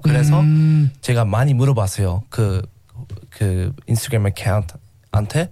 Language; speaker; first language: Korean; non-native, learner; English